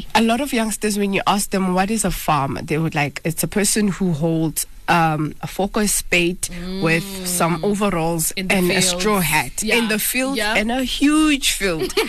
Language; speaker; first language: English; non-native, local second language; Zulu